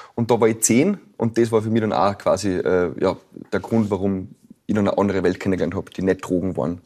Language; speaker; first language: German; native; German